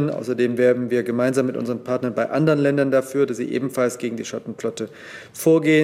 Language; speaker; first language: German; native; German